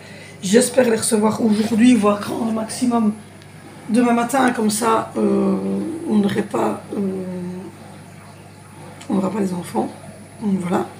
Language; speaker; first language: French; native; French